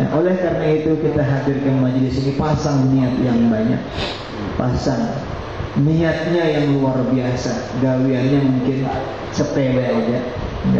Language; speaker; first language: Malay; non-native, local second language; Banjar